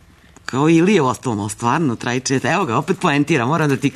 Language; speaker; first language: Serbian; native; Serbian